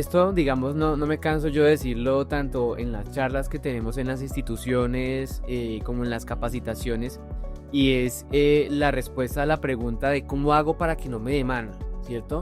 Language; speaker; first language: Spanish; native; Spanish